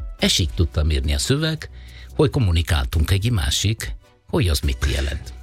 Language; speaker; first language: Hungarian; non-native, learner; Italian